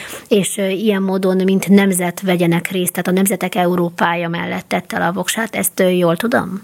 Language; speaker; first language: Hungarian; native; Hungarian